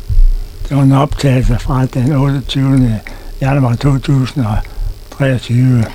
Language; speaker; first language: Danish; non-native, fluent; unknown